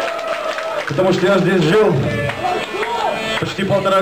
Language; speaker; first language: Russian; non-native, fluent; Finnish